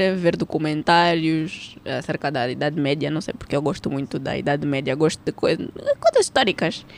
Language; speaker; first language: Portuguese; early bilingual, heritage; Portuguese